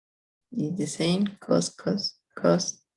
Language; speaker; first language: English; non-native, learner; Spanish